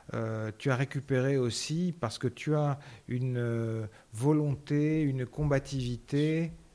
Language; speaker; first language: French; native; French